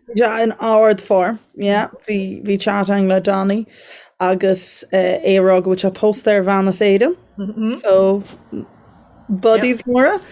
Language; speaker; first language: Irish; native; Irish